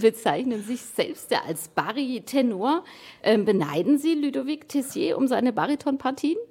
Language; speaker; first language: German; native; German